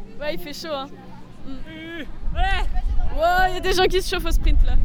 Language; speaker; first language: French; native; French